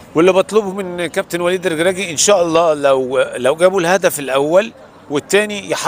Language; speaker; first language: Arabic; native; Arabic